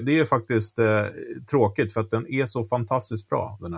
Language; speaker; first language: Swedish; native; Swedish